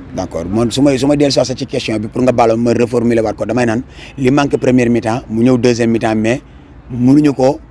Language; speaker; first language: Wolof; native; Wolof